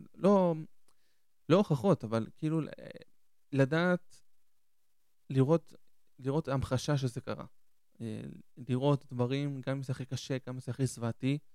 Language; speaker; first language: Hebrew; early bilingual, other home language; Spanish